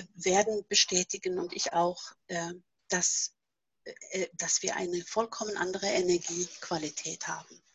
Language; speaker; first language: German; non-native, fluent; Norwegian